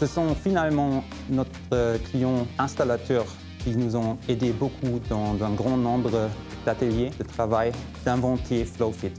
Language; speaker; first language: French; non-native, fluent; German